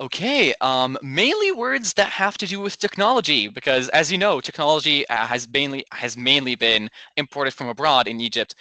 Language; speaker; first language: English; non-native, local second language; Arabic